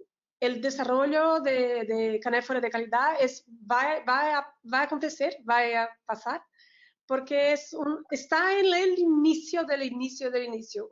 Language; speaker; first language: Spanish; non-native, learner; Portuguese